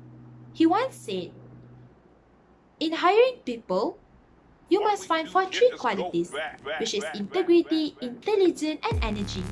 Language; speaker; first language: English; non-native, local second language; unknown